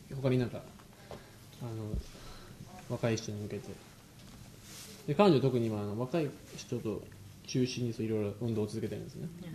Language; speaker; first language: Japanese; native; Japanese